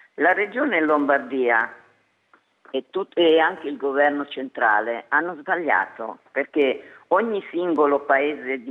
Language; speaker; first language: Italian; native; Italian